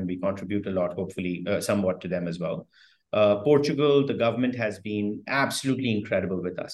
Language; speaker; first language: English; non-native, local second language; Hindi